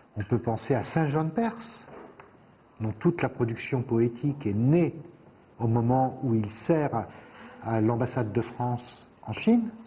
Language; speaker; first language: French; native; French